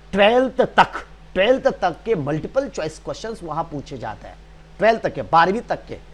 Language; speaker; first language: Hindi; non-native, local second language; Marathi